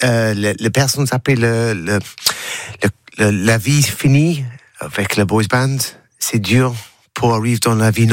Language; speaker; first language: French; non-native, learner; English